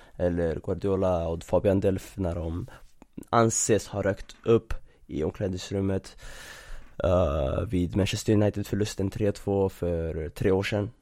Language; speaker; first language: Swedish; early bilingual, other home language; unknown